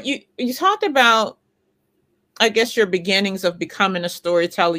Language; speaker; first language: English; native; English